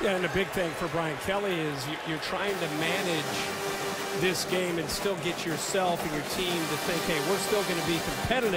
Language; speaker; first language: English; native; English